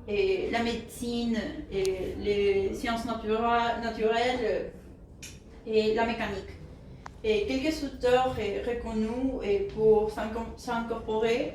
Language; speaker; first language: French; non-native, learner; Spanish